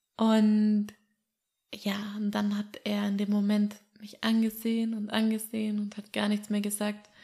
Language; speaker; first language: German; native; German